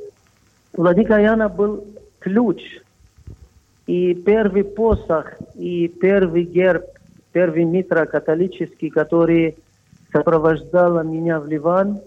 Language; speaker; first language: Russian; non-native, fluent; Arabic